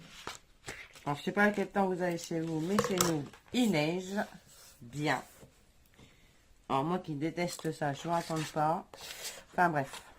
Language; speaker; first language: French; native; French